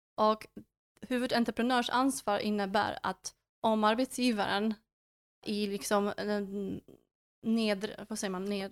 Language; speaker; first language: Swedish; non-native, fluent; Polish